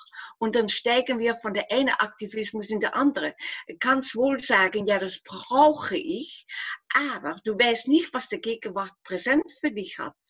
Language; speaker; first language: German; non-native, fluent; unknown